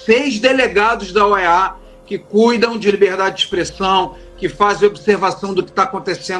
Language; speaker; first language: Portuguese; native; Portuguese